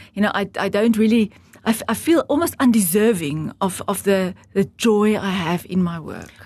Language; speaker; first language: English; non-native, local second language; Afrikaans